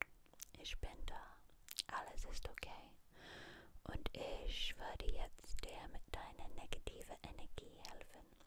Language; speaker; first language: German; non-native, learner; English